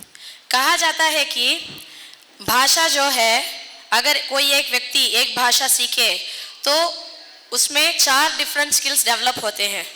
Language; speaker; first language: Hindi; non-native, local second language; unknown